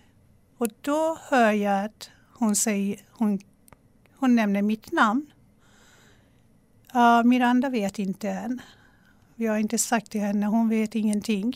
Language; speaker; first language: Swedish; non-native, fluent; Persian